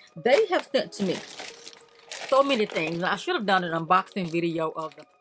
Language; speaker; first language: English; native; English